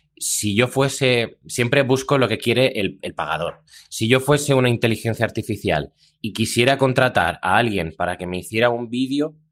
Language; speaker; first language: Spanish; non-native, fluent; Russian